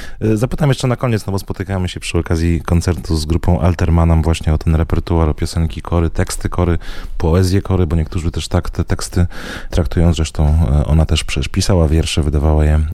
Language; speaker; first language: Polish; native; Polish